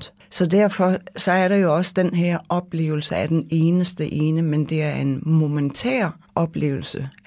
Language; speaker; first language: Danish; native; Danish